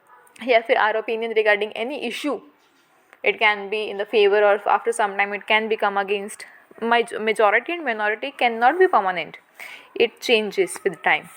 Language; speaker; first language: English; non-native, local second language; Hindi